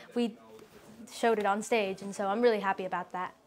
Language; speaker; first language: English; early bilingual, other home language; Vietnamese